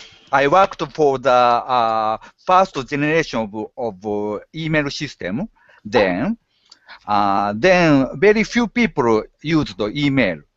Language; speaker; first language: English; non-native, learner; Japanese